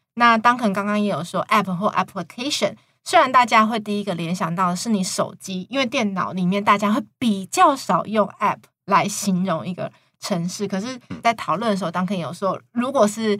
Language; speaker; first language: Chinese; native; Chinese